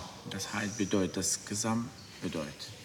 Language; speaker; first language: German; non-native, learner; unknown